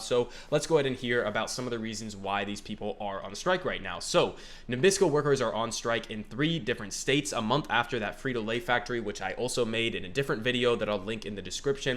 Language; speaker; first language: English; native; English